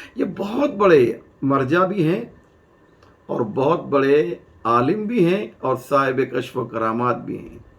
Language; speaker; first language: Urdu; native; Urdu